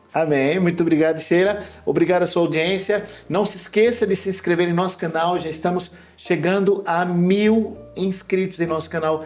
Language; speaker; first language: Portuguese; native; Portuguese